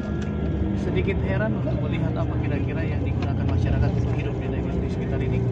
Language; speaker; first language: Indonesian; native; Indonesian